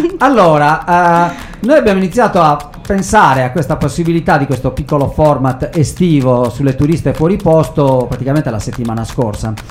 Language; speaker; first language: Italian; native; Italian